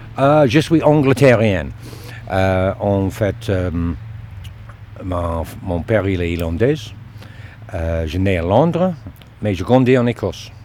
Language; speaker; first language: French; non-native, learner; English